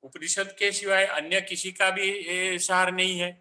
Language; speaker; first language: Hindi; non-native, local second language; Gujarati